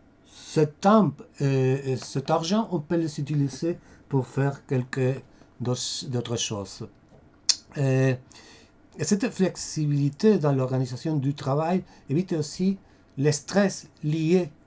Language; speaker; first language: French; non-native, fluent; Spanish